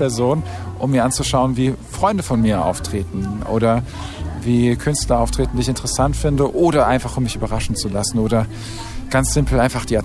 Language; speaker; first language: German; native; German